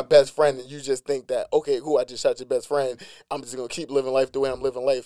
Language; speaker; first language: English; native; English